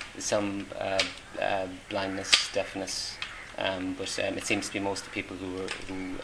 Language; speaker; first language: English; native; English